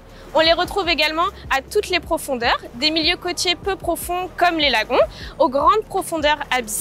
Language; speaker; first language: French; native; French